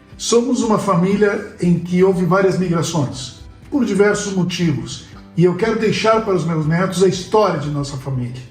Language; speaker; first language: Portuguese; early bilingual, other home language; Spanish